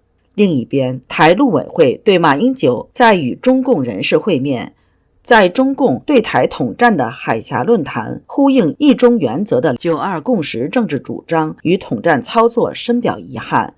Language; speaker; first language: Chinese; native; Chinese